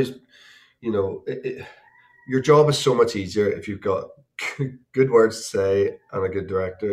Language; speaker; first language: English; native; English